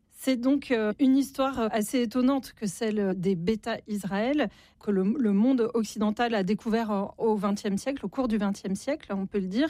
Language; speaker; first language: French; native; French